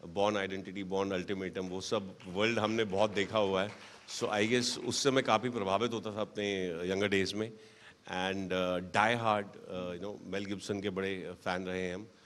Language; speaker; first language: Hindi; native; Hindi